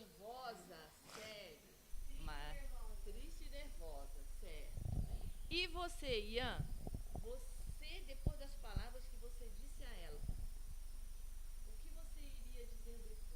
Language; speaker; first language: Portuguese; non-native, learner; Spanish